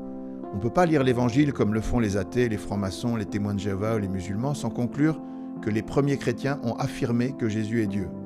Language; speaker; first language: French; native; French